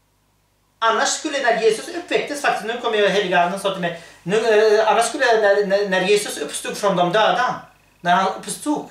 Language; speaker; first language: Swedish; early bilingual, other home language; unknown